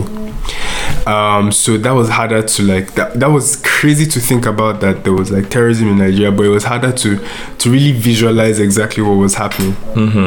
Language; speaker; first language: English; non-native, local second language; Yoruba